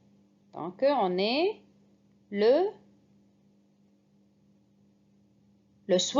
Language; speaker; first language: French; non-native, fluent; Arabic